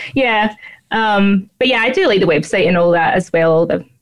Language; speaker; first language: English; native; English